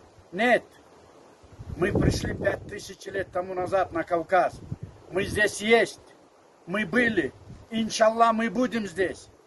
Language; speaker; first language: Russian; non-native, local second language; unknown